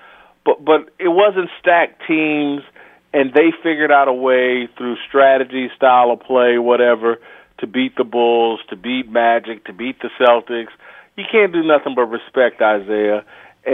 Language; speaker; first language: English; native; English